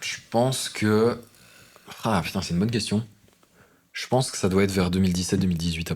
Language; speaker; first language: French; native; French